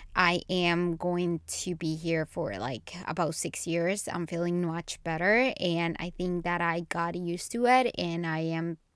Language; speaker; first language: English; non-native, fluent; Spanish